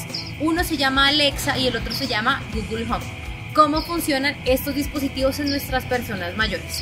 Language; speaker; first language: Spanish; native; Spanish